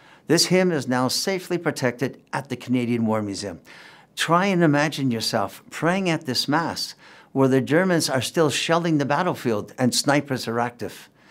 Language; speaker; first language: English; native; English